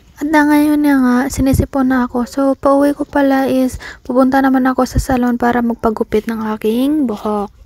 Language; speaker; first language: Filipino; non-native, local second language; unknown